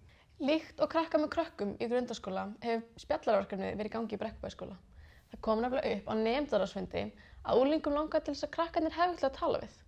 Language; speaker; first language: Icelandic; native; Icelandic